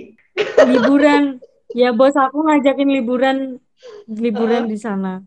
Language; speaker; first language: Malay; non-native, local second language; Javanese